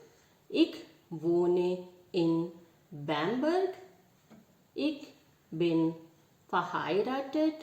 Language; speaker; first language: German; non-native, learner; Hindi